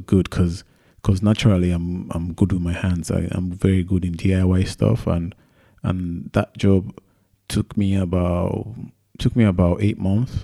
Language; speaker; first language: English; non-native, local second language; Yoruba